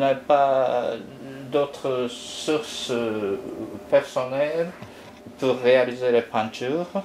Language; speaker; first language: French; non-native, fluent; Japanese